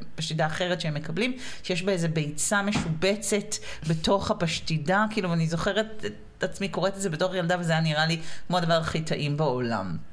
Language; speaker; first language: Hebrew; native; Hebrew